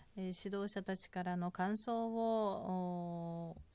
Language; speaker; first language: Japanese; non-native, fluent; Korean